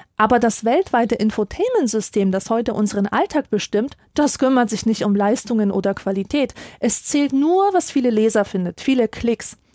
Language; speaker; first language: German; early bilingual, other home language; Polish